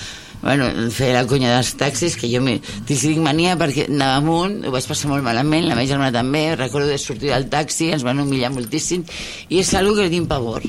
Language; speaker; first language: Catalan; native; Catalan